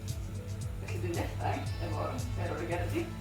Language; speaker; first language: Welsh; non-native, learner; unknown